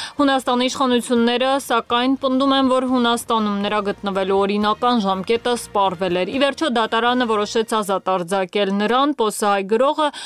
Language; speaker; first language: Armenian; native; Armenian